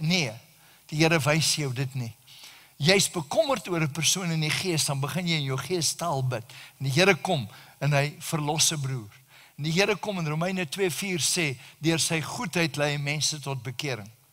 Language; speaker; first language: Afrikaans; native; Afrikaans